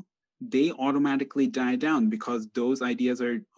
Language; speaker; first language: English; non-native, local second language; Bangla